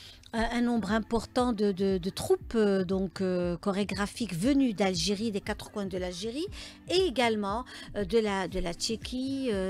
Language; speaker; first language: French; native; French